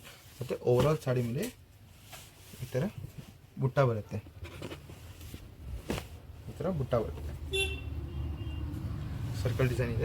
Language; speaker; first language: Kannada; non-native, local second language; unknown